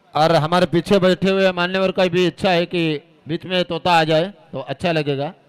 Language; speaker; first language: Hindi; non-native, local second language; Marathi